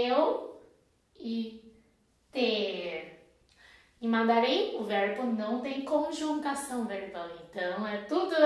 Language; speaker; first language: Portuguese; non-native, fluent; Chinese